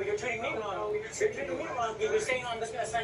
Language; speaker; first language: English; native; English